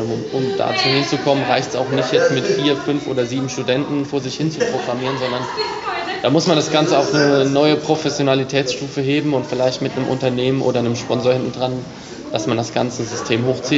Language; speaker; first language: German; native; German